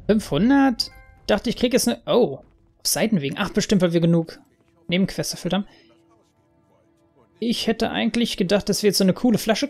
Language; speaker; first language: German; native; German